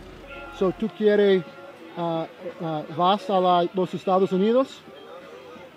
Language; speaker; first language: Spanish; non-native, learner; English